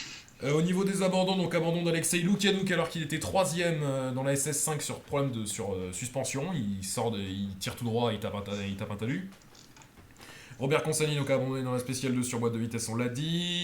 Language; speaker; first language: French; native; French